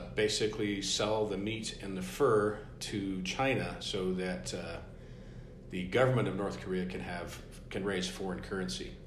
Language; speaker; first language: English; native; English